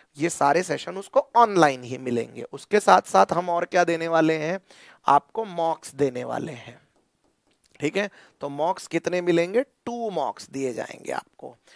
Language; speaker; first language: Hindi; non-native, local second language; Marathi